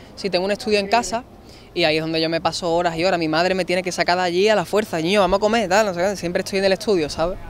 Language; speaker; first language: Spanish; native; Spanish